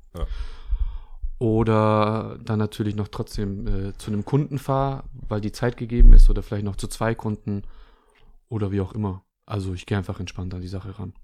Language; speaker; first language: German; early bilingual, other home language; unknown